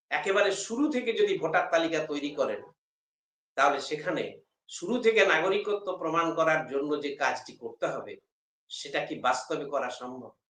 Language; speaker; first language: Bangla; native; Bangla